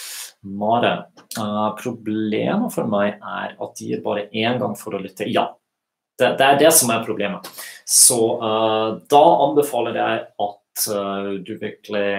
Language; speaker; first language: Norwegian; non-native, fluent; German